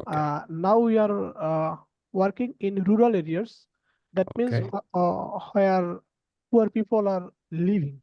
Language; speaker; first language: English; non-native, learner; Bangla